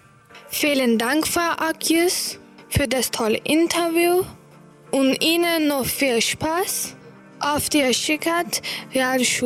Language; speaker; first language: German; non-native, learner; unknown